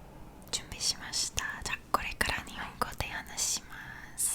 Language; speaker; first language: Japanese; non-native, learner; English